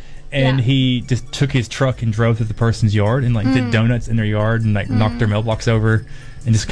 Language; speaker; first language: English; native; English